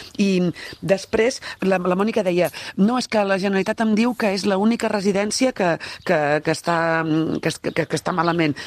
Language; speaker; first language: Catalan; native; Catalan